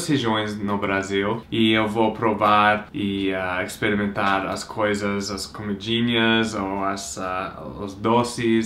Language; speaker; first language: Portuguese; non-native, fluent; English